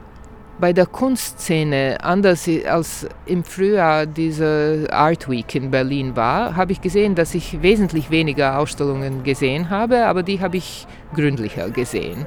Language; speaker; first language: German; non-native, fluent; Croatian